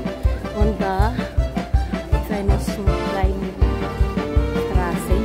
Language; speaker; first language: German; non-native, learner; Filipino